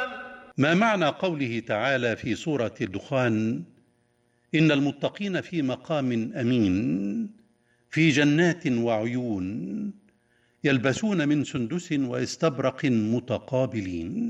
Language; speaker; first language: Arabic; native; Arabic